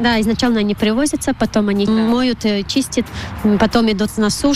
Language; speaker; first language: Russian; non-native, local second language; Latvian